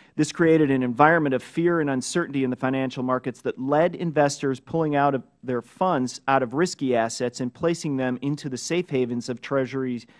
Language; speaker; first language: English; native; English